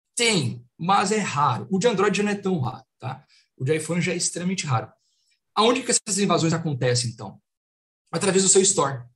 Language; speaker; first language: Portuguese; native; Portuguese